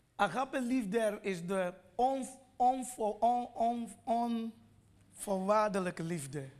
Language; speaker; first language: Dutch; non-native, fluent; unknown